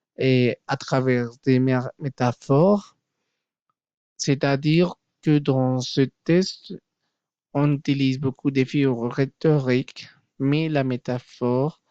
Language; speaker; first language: French; non-native, learner; Spanish